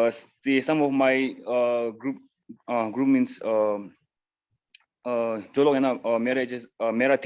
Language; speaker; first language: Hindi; non-native, fluent; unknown